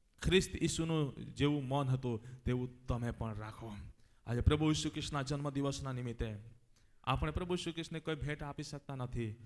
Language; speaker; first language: Gujarati; non-native, local second language; Gamit